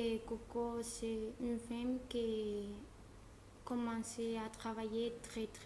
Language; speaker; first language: French; non-native, learner; Spanish